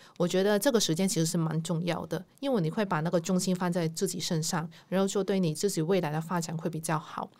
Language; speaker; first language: Chinese; non-native, local second language; Cantonese